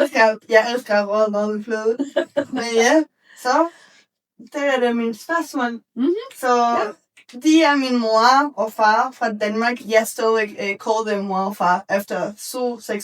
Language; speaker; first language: Danish; non-native, learner; Spanish